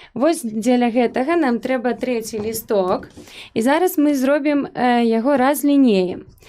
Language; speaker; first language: Belarusian; native; Belarusian